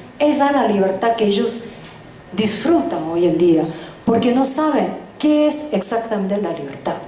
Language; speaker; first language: Spanish; early bilingual, other home language; Chinese